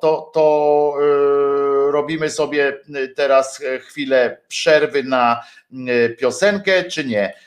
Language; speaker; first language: Polish; native; Polish